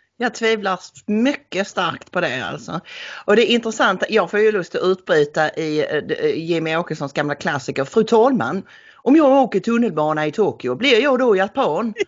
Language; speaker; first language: Swedish; native; Swedish